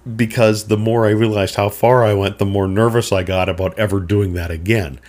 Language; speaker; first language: English; native; English